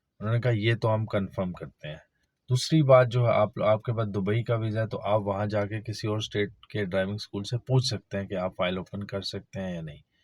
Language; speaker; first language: Urdu; non-native, local second language; Punjabi